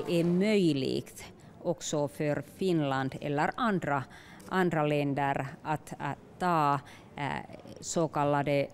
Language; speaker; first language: Swedish; non-native, local second language; Finnish